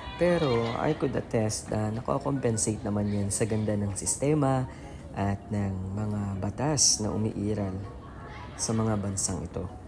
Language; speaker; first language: Filipino; non-native, local second language; Iloko